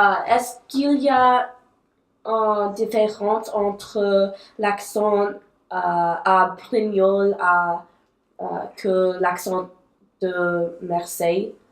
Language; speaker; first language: French; non-native, learner; English